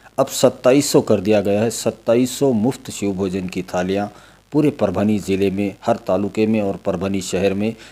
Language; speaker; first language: Hindi; non-native, local second language; Urdu